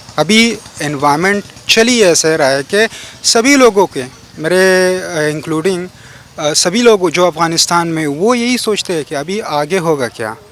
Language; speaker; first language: Hindi; non-native, fluent; Pashto